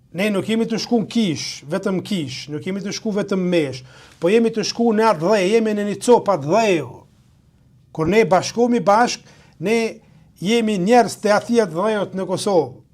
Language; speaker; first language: Albanian; native; Albanian